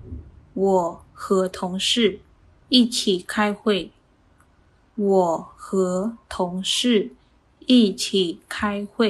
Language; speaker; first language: Chinese; non-native, fluent; Khmer